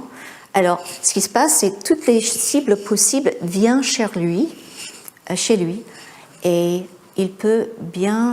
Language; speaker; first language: French; non-native, fluent; English